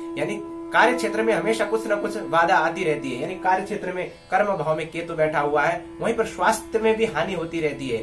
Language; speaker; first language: Hindi; native; Hindi